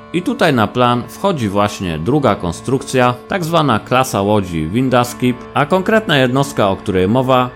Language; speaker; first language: Polish; native; Polish